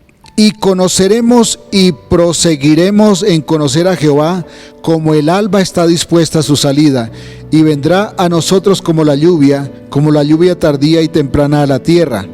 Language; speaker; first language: Spanish; native; Spanish